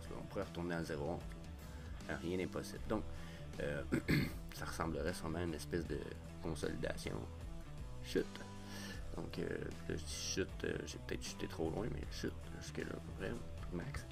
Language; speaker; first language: French; native; French